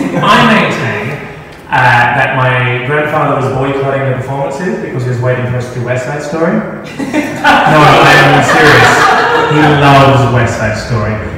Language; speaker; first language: English; native; English